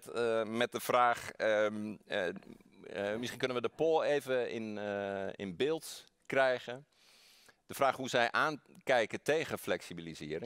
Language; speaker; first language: Dutch; native; Dutch